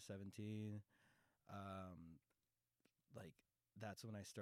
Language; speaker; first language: English; native; English